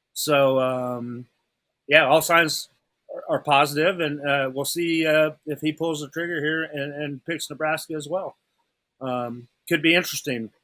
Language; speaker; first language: English; native; English